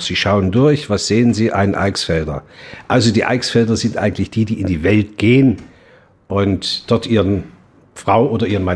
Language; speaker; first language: German; native; German